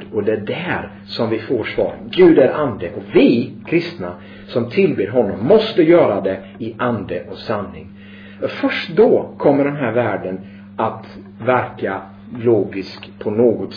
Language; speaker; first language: Swedish; native; Swedish